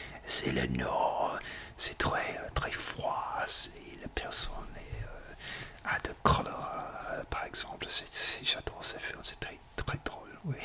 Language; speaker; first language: French; non-native, learner; English